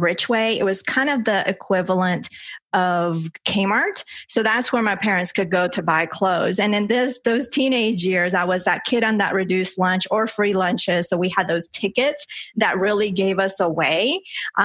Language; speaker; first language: English; early bilingual, other home language; Spanish